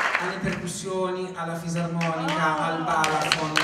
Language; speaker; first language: Italian; native; Italian